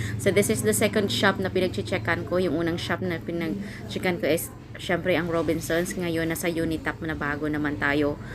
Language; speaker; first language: Filipino; native; Filipino